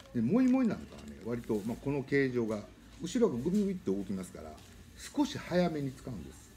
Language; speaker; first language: Japanese; native; Japanese